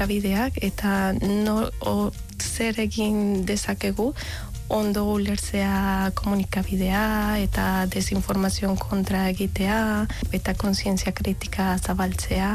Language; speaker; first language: Basque; non-native, learner; Spanish